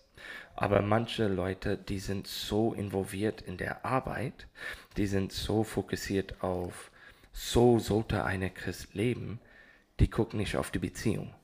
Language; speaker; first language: German; non-native, learner; English